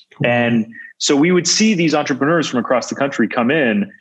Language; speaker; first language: English; native; English